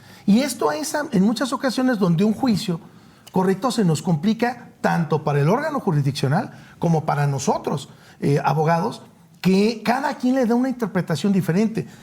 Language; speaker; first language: Spanish; native; Spanish